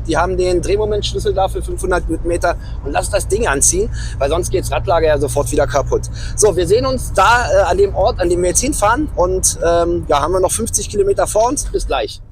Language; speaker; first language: German; native; German